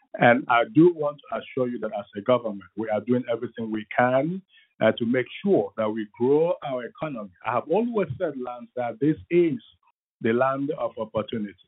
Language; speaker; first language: English; non-native, local second language; Igbo